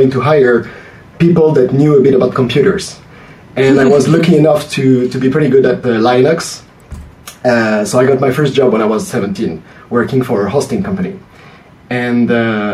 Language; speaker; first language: English; non-native, fluent; French